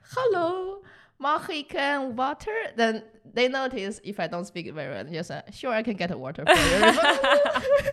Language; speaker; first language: English; non-native, fluent; Chinese